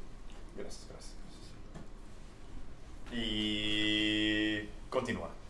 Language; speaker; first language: Spanish; non-native, fluent; English